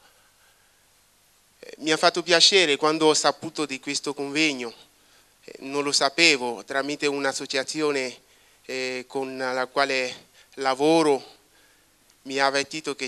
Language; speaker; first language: Italian; non-native, fluent; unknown